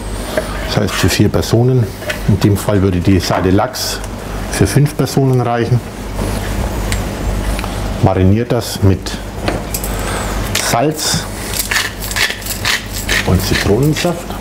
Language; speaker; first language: German; native; German